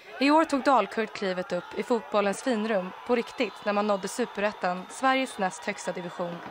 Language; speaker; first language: Swedish; native; Swedish